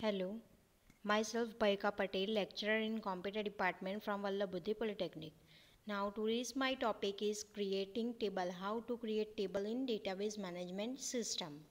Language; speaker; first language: English; non-native, local second language; Gujarati